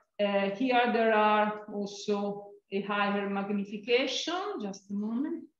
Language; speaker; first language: English; non-native, fluent; Italian